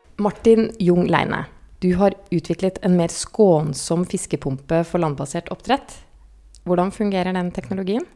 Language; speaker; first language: Norwegian; native; Norwegian